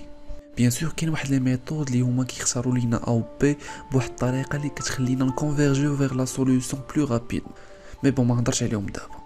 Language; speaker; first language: Arabic; native; Arabic